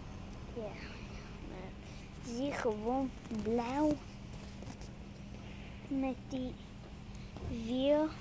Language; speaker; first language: Dutch; non-native, learner; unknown